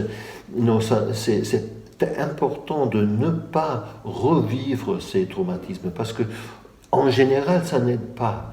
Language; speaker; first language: French; non-native, fluent; English